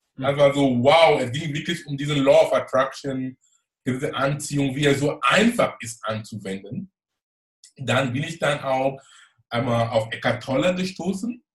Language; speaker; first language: German; non-native, fluent; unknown